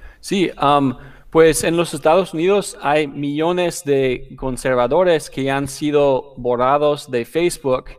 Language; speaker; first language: Spanish; non-native, fluent; English